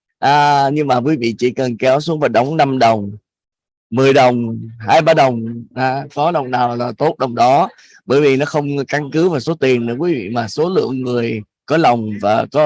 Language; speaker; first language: Vietnamese; native; Vietnamese